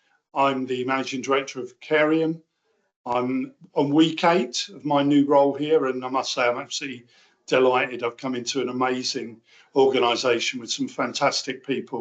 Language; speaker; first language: English; native; English